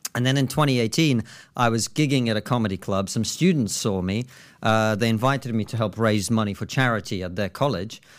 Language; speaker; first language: English; non-native, fluent; Russian